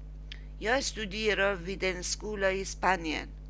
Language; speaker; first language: Swedish; non-native, fluent; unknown